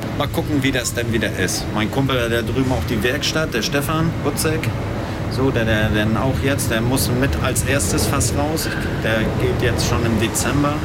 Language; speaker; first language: German; native; German